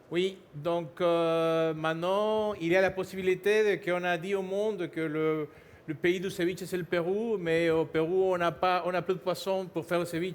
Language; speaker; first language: French; non-native, fluent; Spanish